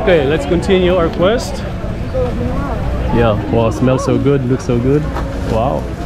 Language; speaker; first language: English; non-native, local second language; Filipino